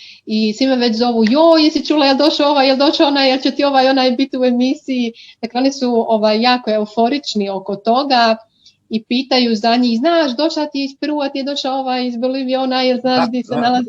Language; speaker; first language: Croatian; native; Croatian